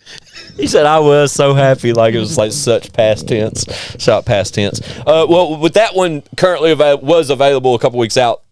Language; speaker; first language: English; native; English